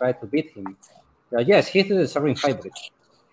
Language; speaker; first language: English; non-native, learner; Spanish